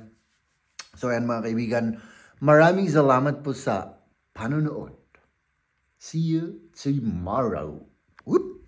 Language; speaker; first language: Filipino; native; Filipino